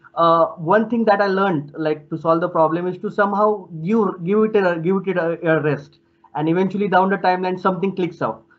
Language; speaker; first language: English; non-native, local second language; Marathi